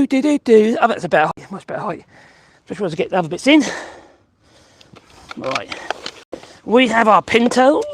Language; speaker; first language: English; native; English